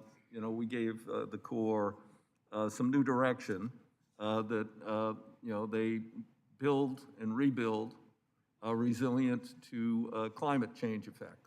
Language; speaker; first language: English; native; English